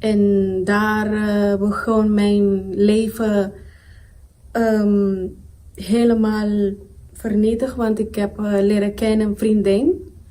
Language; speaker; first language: Dutch; non-native, local second language; Papiamento